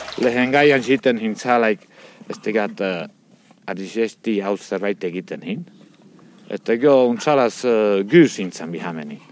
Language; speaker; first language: Basque; native; Basque